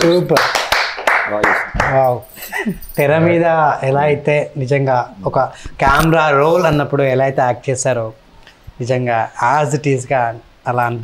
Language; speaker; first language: Telugu; native; Telugu